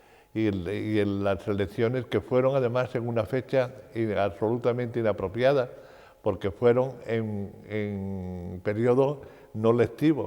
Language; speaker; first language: Spanish; native; Spanish